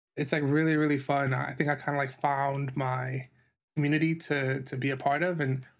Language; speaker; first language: English; native; English